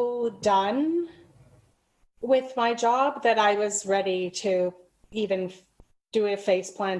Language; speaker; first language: English; native; English